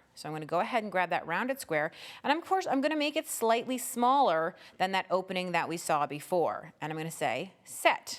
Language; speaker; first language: English; native; English